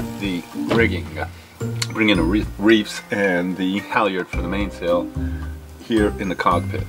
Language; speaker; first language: English; native; English